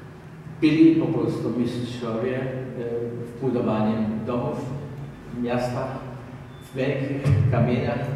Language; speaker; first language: Polish; non-native, learner; German